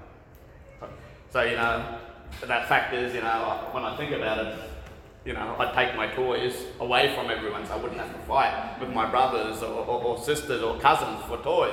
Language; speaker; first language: English; native; English